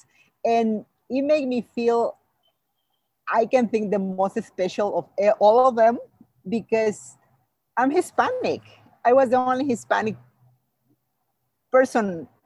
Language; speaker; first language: English; non-native, fluent; Spanish